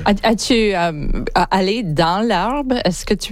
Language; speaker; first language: French; non-native, learner; English